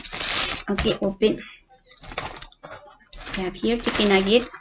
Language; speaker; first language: English; non-native, learner; Cebuano